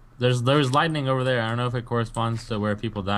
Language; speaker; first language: English; native; English